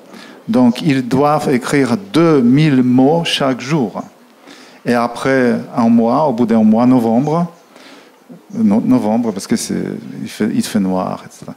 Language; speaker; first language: French; non-native, fluent; Polish